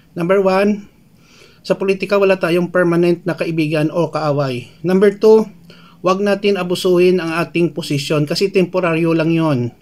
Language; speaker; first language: Filipino; non-native, local second language; Hiligaynon